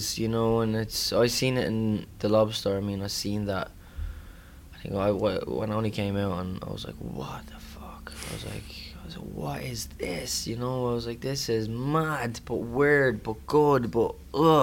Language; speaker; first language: English; native; English